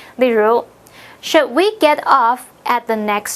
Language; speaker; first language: English; non-native, fluent; Chinese